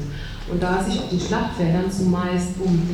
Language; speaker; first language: German; native; German